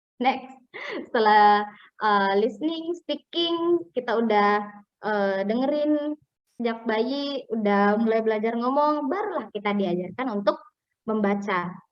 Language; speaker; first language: Indonesian; non-native, local second language; Buginese